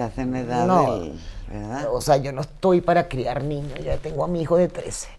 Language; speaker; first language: Spanish; native; Spanish